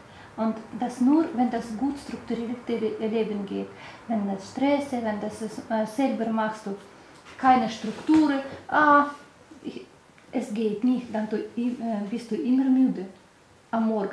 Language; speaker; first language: German; non-native, learner; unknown